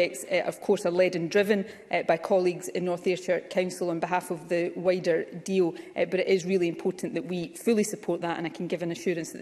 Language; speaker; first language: English; native; English